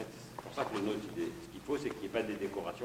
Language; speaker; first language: French; native; French